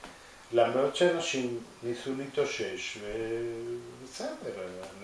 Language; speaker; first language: Hebrew; non-native, fluent; Spanish